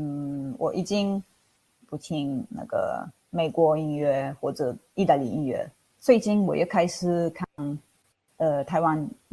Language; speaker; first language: Chinese; non-native, fluent; Italian